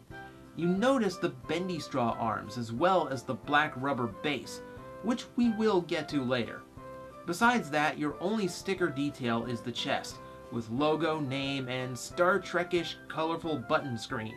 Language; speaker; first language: English; native; English